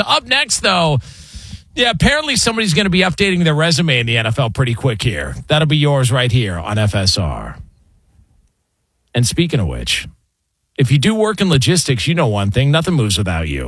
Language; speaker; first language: English; native; English